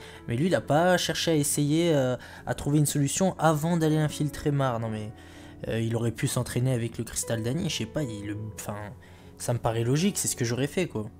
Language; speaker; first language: French; native; French